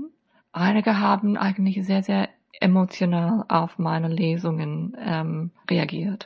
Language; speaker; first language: German; non-native, fluent; English